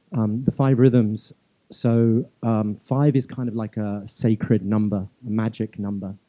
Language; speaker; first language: English; native; English